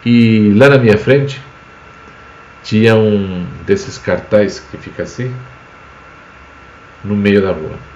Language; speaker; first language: Portuguese; non-native, fluent; Spanish